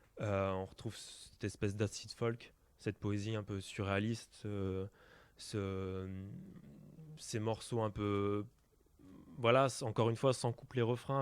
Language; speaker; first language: French; native; French